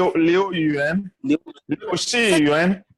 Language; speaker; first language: Chinese; non-native, learner; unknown